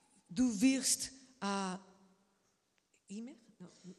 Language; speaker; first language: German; non-native, learner; Spanish